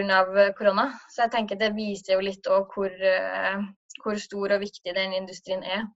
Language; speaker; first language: Norwegian; native; Norwegian